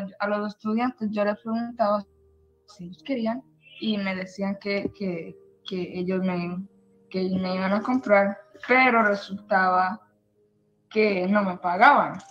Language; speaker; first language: Spanish; early bilingual, heritage; Spanish